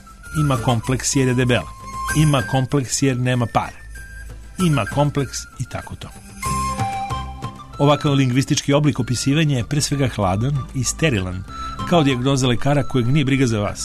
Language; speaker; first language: Serbian; native; Serbian